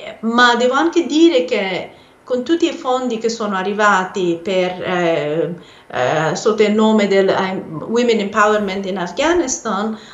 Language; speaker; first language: Italian; non-native, fluent; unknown